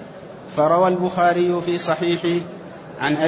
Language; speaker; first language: Arabic; native; Arabic